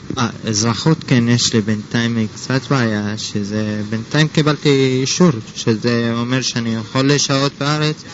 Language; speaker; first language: Hebrew; non-native, learner; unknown